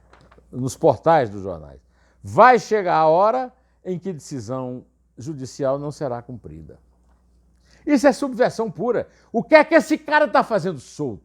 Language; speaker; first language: Portuguese; native; Portuguese